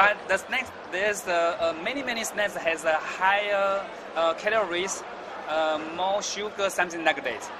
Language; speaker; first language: English; non-native, learner; Chinese